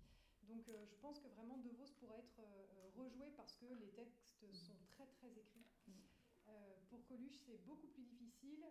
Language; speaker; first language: French; native; French